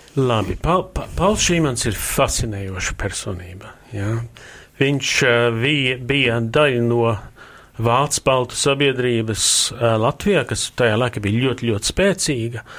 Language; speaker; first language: Latvian; early bilingual, heritage; Latvian